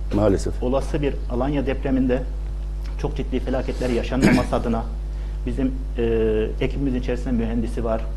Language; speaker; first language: Turkish; native; Turkish